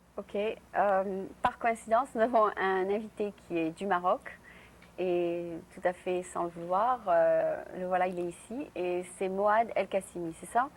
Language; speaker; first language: French; native; French